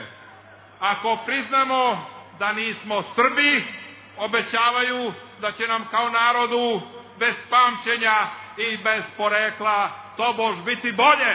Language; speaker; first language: Serbian; native; Serbian